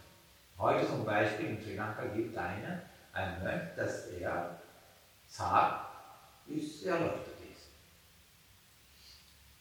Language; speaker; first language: German; non-native, fluent; Sinhala